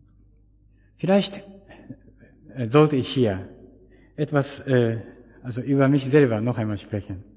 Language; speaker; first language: German; non-native, fluent; Japanese